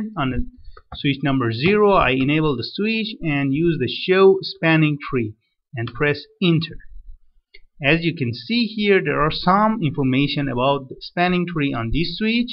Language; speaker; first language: English; non-native, fluent; Persian